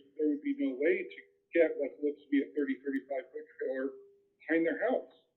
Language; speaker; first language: English; native; English